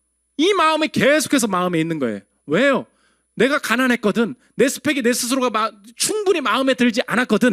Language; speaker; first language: Korean; native; Korean